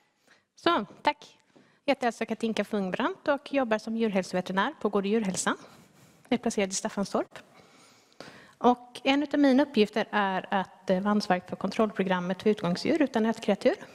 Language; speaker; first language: Swedish; native; Swedish